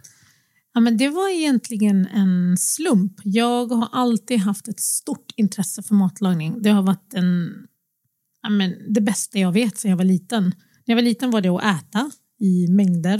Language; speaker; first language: Swedish; early bilingual, other home language; Arabic